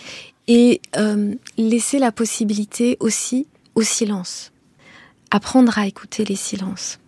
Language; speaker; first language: French; non-native, local second language; Kinyarwanda